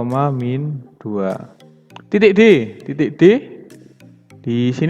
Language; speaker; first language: Indonesian; native; Indonesian